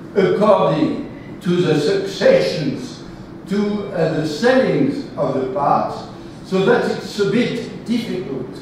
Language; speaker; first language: English; non-native, fluent; French